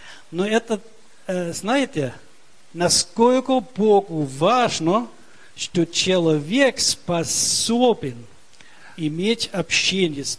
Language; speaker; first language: Russian; early bilingual, heritage; Russian